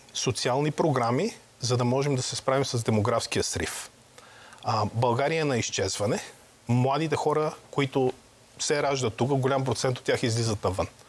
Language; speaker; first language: Bulgarian; native; Bulgarian